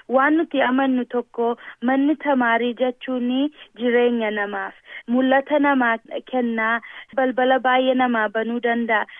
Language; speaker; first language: Oromo; early bilingual, heritage; Oromo